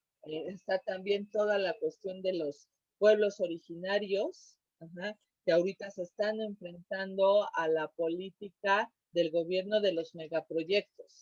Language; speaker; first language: Spanish; native; Spanish